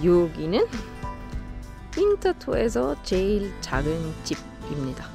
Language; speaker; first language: Korean; non-native, learner; German